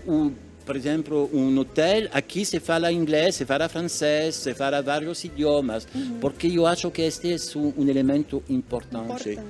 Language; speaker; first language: Portuguese; non-native, learner; French